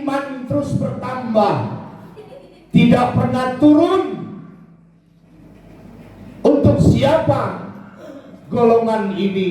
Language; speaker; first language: Indonesian; native; Indonesian